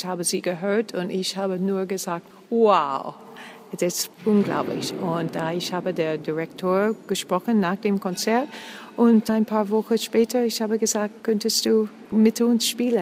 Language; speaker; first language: German; non-native, fluent; English